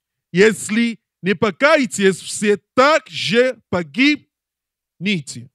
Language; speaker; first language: Russian; non-native, learner; English